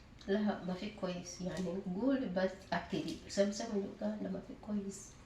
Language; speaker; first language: Arabic; non-native, learner; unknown